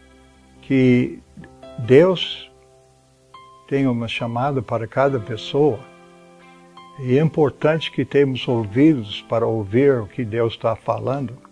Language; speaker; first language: Portuguese; non-native, fluent; English